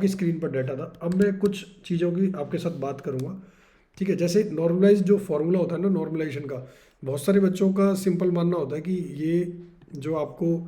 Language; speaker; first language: Hindi; native; Hindi